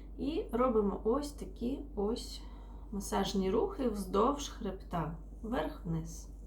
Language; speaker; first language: Ukrainian; non-native, local second language; Russian